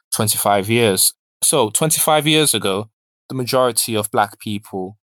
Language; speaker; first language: English; early bilingual, other home language; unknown